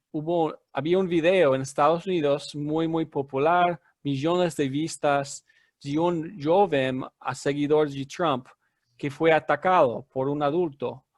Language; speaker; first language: Spanish; non-native, fluent; English